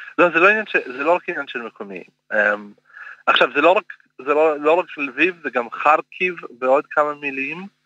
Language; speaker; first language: Hebrew; early bilingual, other home language; Russian